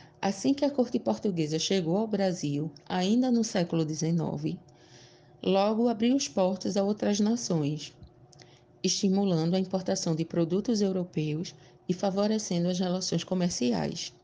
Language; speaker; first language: Portuguese; native; Portuguese